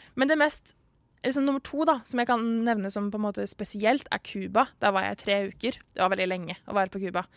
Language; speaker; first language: Norwegian; native; Norwegian